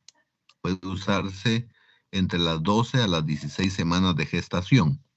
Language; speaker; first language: Spanish; native; Spanish